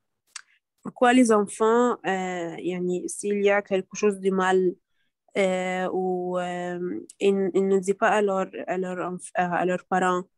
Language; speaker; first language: French; non-native, learner; Arabic